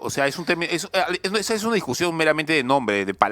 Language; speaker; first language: Spanish; native; Spanish